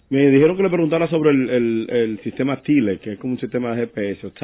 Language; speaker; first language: Spanish; native; Spanish